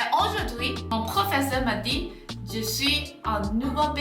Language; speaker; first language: French; non-native, learner; English